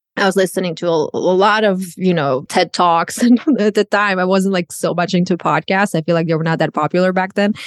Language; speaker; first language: English; non-native, fluent; Croatian